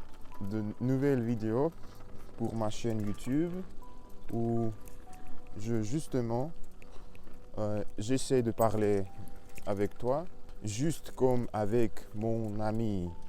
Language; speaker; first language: French; non-native, learner; Russian